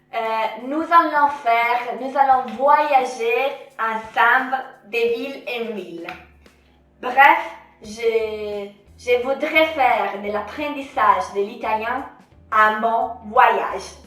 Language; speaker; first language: French; non-native, fluent; Italian